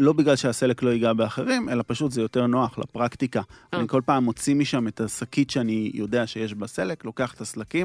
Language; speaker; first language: Hebrew; native; Hebrew